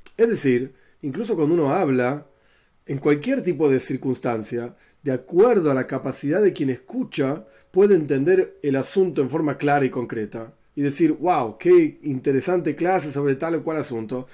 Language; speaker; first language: Spanish; native; Spanish